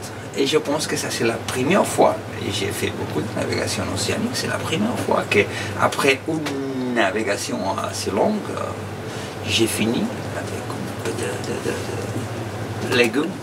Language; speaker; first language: French; non-native, fluent; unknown